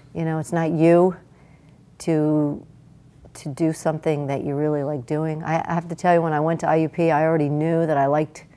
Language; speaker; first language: English; native; English